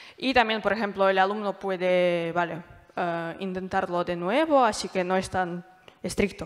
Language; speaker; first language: Spanish; non-native, fluent; Russian